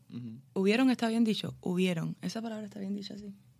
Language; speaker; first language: Spanish; early bilingual, heritage; Spanish